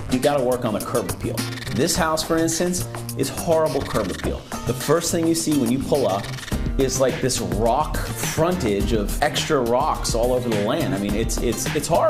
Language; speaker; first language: English; native; English